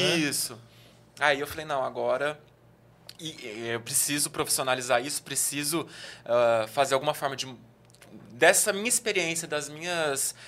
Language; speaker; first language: Portuguese; native; Portuguese